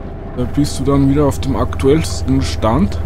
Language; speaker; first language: German; native; German